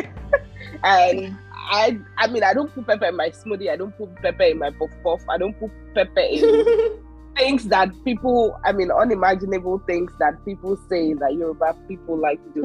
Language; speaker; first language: English; non-native, local second language; Yoruba